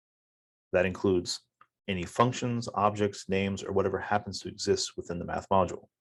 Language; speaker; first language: English; native; English